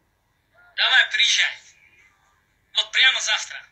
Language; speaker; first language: Russian; non-native, learner; Uzbek